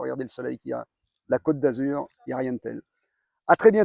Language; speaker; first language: French; native; French